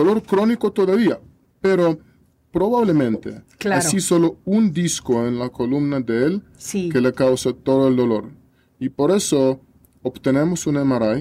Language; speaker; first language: Spanish; non-native, learner; Russian